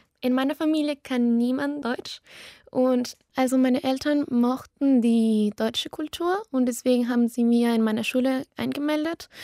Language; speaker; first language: German; non-native, learner; Spanish